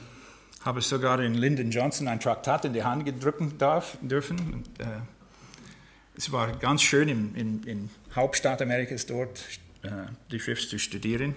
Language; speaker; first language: German; non-native, fluent; English